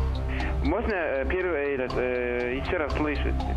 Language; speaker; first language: Russian; non-native, local second language; Kazakh